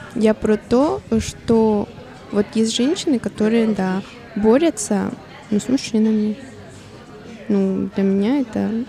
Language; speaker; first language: Russian; non-native, fluent; Spanish